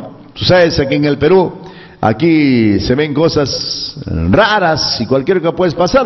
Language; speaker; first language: Spanish; native; Spanish